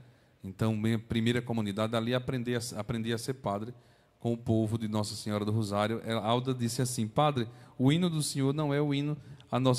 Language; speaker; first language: Portuguese; native; Portuguese